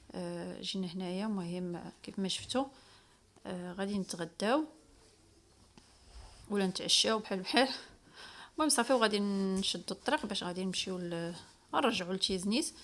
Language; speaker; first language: Arabic; native; Arabic